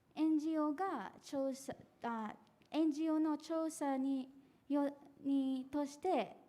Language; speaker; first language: Japanese; non-native, fluent; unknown